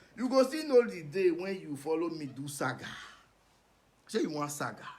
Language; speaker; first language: Nigerian Pidgin; non-native, local second language; Esan